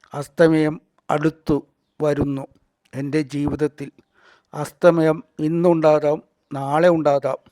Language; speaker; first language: Malayalam; native; Malayalam